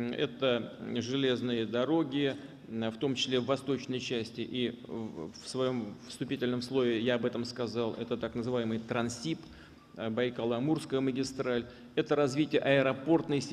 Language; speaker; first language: Russian; native; Russian